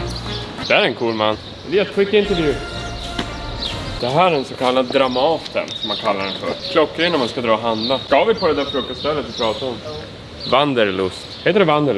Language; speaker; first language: Swedish; native; Swedish